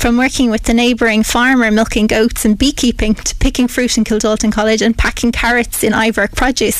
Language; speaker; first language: English; native; English